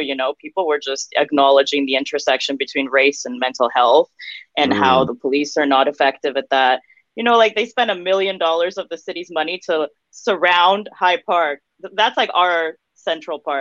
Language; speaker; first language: English; early bilingual, other home language; Russian